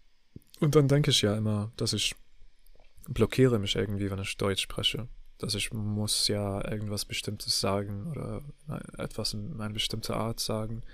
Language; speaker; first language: German; non-native, learner; English